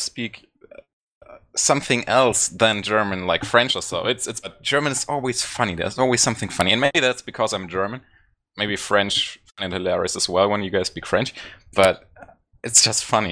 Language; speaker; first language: English; non-native, fluent; German